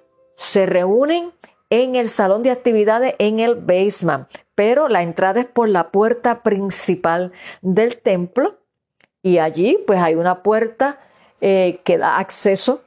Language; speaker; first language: Spanish; native; Spanish